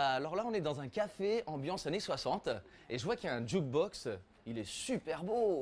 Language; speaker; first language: Portuguese; early bilingual, heritage; French